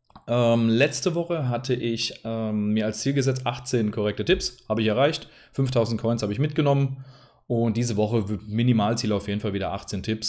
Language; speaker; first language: German; native; German